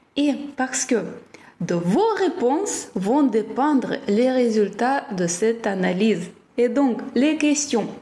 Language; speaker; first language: French; non-native, fluent; Ukrainian